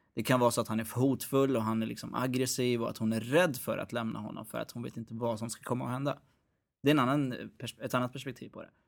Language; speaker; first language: Swedish; early bilingual, other home language; Arabic